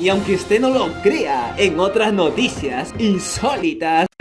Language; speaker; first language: Spanish; native; Spanish